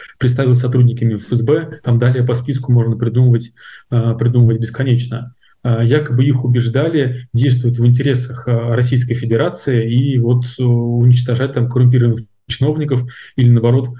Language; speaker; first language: Russian; native; Russian